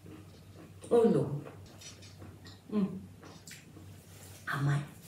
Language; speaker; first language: Japanese; non-native, fluent; Chinese